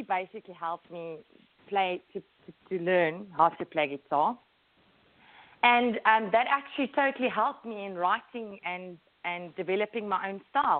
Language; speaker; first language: English; native; English